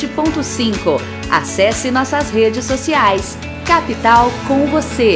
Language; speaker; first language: Portuguese; native; Portuguese